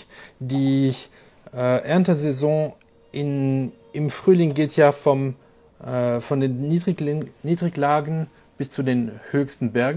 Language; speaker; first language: German; non-native, local second language; French